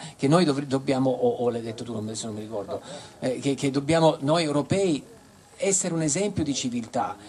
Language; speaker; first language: Italian; native; Italian